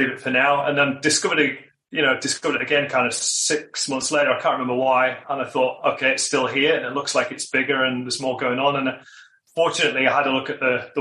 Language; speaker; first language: English; native; English